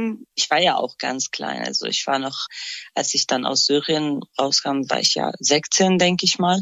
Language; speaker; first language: German; non-native, fluent; Kurdish